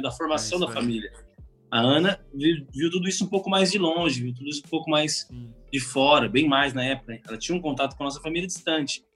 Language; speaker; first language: Portuguese; native; Portuguese